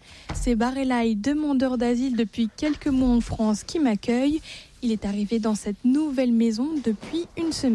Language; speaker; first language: French; native; French